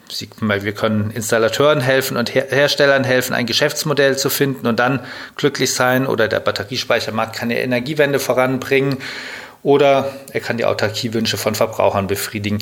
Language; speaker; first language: German; native; German